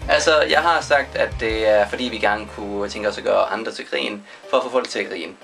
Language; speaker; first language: Danish; native; Danish